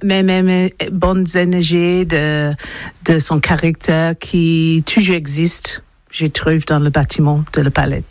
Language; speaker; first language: French; non-native, learner; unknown